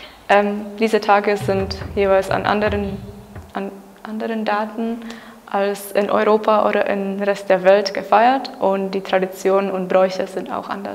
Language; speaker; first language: German; non-native, fluent; Czech